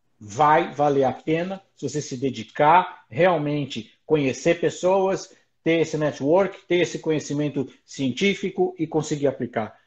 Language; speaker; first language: Portuguese; native; Portuguese